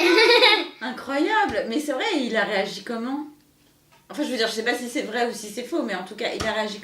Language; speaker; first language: French; native; French